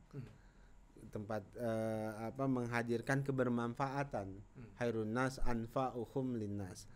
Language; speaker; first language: Indonesian; native; Indonesian